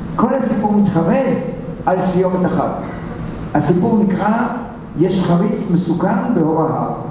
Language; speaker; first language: Hebrew; native; Hebrew